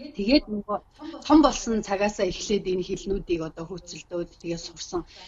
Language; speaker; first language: Mongolian; native; Mongolian